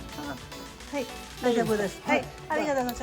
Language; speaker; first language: Japanese; non-native, learner; English